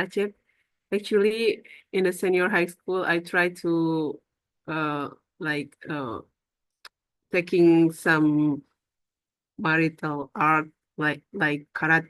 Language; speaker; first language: English; non-native, learner; Indonesian